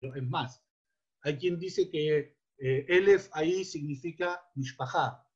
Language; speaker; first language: Spanish; native; Spanish